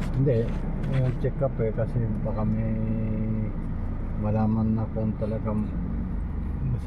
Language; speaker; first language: Filipino; non-native, learner; Japanese